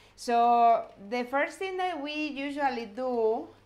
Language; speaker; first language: English; non-native, fluent; Spanish